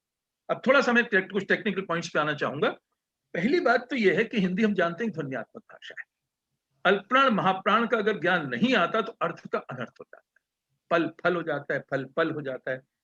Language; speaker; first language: Hindi; native; Hindi